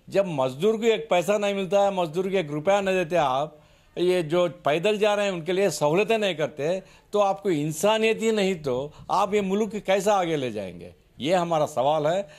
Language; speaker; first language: Hindi; non-native, local second language; Urdu